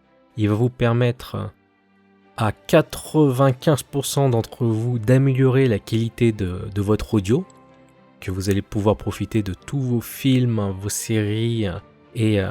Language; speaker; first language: French; native; French